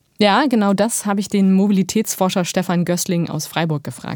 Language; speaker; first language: German; native; German